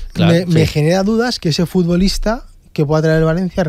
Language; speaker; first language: Spanish; native; Spanish